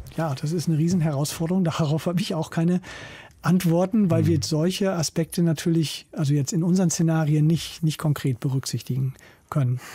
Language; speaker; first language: German; native; German